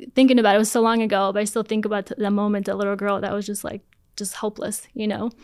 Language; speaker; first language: English; early bilingual, other home language; Polish